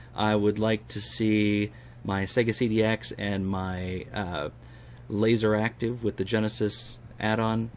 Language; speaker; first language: English; native; English